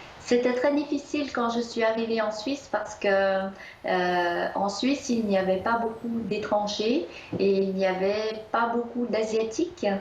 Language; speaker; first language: French; early bilingual, other home language; Korean